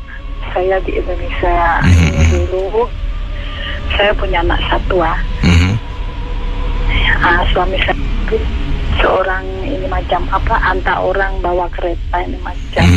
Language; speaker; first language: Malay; non-native, learner; Indonesian